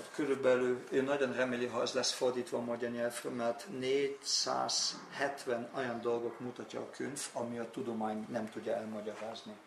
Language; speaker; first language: Hungarian; non-native, learner; German